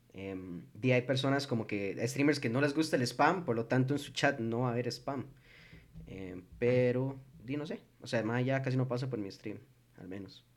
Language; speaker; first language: Spanish; early bilingual, heritage; English